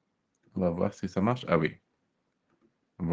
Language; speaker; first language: French; non-native, fluent; German